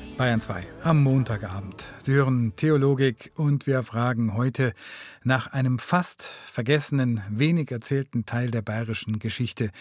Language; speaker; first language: German; native; German